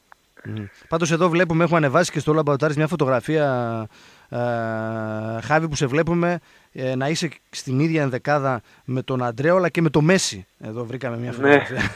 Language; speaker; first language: Greek; native; Greek